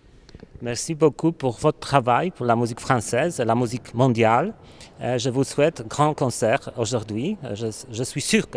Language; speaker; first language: French; non-native, learner; Polish